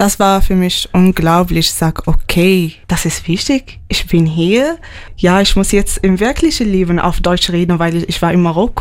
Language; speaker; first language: German; non-native, learner; Arabic